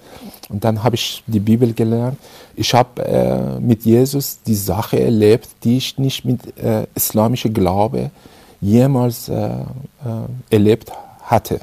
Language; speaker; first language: German; non-native, fluent; Persian